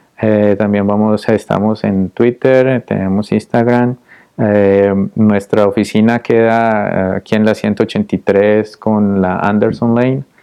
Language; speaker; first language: Spanish; native; Spanish